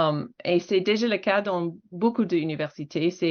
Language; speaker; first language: French; non-native, fluent; English